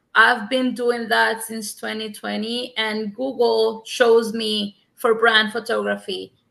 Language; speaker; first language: English; non-native, fluent; Spanish